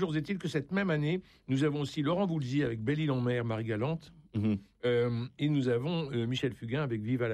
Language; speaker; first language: French; native; French